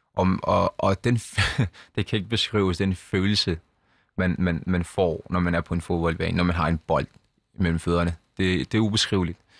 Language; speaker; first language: Danish; early bilingual, other home language; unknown